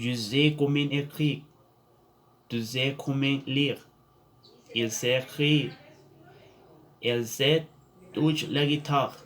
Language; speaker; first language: French; non-native, learner; Spanish